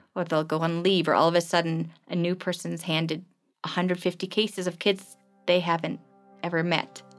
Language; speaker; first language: English; native; English